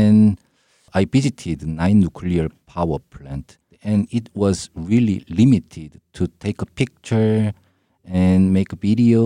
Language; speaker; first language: English; non-native, learner; Korean